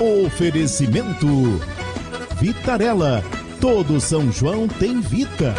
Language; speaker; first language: Portuguese; native; Portuguese